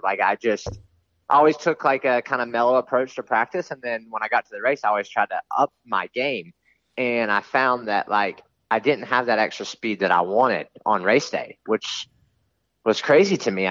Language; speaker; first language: English; native; English